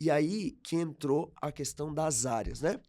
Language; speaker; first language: Portuguese; native; Portuguese